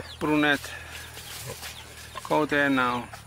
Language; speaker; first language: English; non-native, learner; Finnish